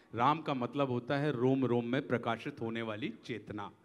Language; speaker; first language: Hindi; native; Hindi